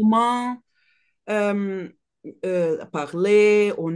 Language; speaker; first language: French; non-native, learner; Portuguese